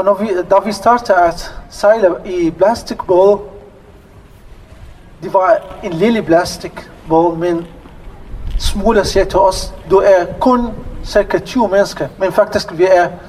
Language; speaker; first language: Danish; non-native, learner; Arabic